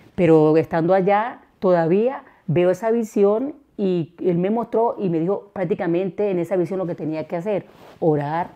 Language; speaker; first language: Spanish; native; Spanish